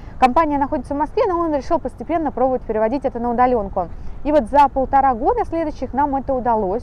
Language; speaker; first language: Russian; native; Russian